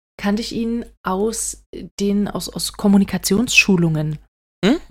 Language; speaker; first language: German; native; German